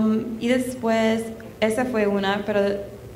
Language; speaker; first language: Spanish; early bilingual, heritage; Spanish